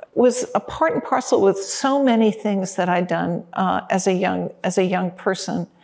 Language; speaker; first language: English; native; English